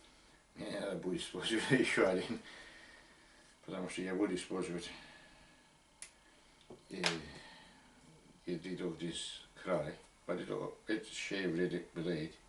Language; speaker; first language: Russian; non-native, learner; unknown